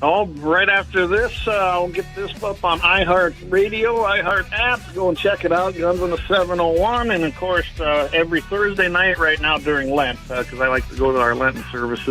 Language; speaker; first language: English; native; English